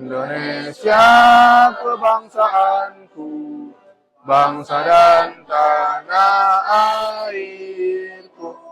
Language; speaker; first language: Indonesian; native; Indonesian